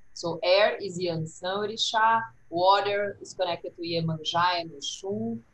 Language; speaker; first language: English; non-native, fluent; Portuguese